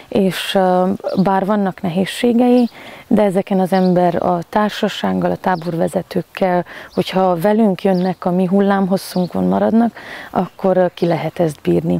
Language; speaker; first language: Hungarian; native; Hungarian